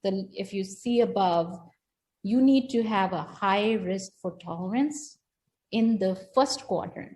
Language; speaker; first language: English; non-native, local second language; Hindi